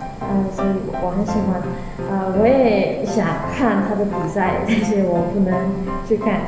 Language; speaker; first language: Chinese; non-native, learner; Burmese